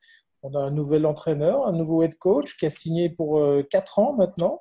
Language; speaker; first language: French; native; French